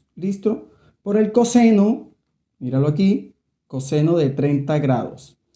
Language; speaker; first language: Spanish; native; Spanish